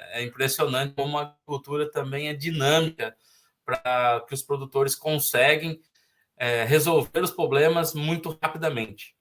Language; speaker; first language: Portuguese; native; Portuguese